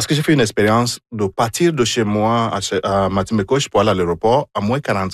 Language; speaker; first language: French; non-native, fluent; Igbo